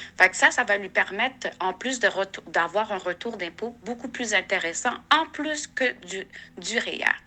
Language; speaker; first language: French; native; French